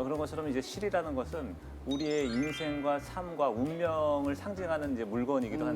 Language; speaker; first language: Korean; native; Korean